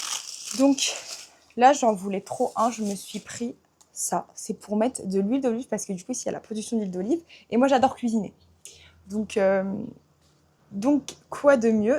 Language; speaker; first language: French; native; French